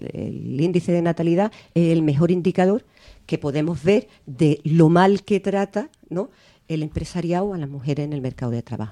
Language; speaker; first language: Spanish; native; Spanish